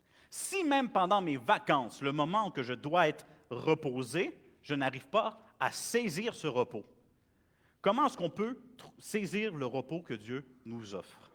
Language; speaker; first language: French; native; French